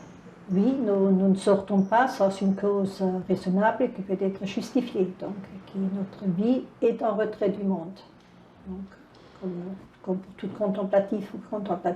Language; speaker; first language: French; native; French